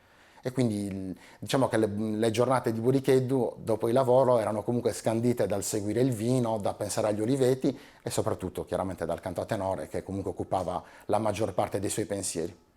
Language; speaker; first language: Italian; native; Italian